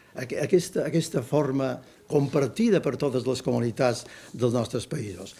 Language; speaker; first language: Catalan; native; Catalan